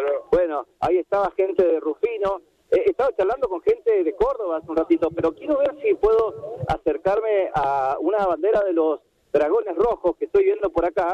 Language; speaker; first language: Spanish; native; Spanish